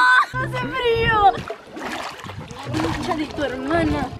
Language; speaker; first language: Spanish; native; Spanish